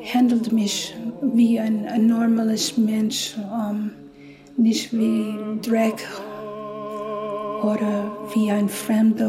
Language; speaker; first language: German; non-native, learner; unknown